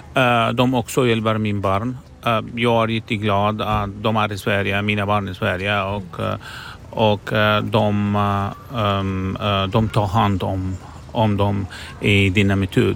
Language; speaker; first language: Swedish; non-native, learner; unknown